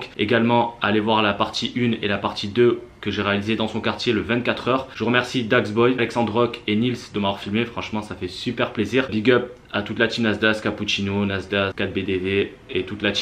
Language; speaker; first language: French; native; French